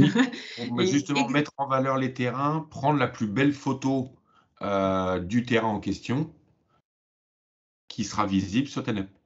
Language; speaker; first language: French; native; French